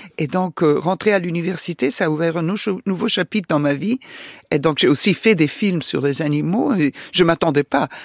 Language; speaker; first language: French; non-native, fluent; Italian